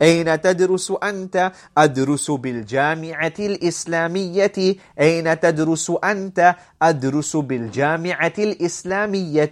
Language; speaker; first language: Arabic; non-native, fluent; English